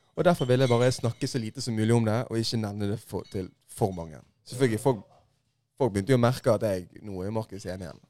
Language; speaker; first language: Norwegian; native; Norwegian